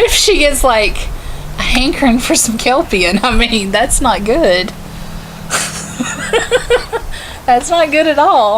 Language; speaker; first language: English; native; English